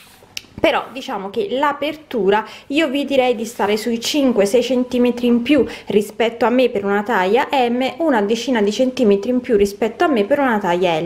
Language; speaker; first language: Italian; native; Italian